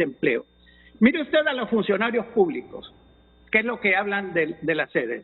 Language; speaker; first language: Spanish; native; Spanish